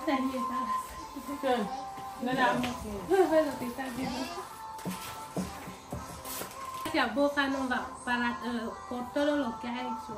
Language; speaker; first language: Spanish; native; Spanish